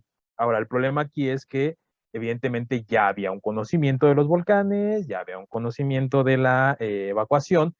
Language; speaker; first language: Spanish; native; Spanish